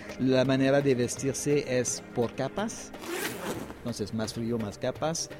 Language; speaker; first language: Spanish; non-native, fluent; French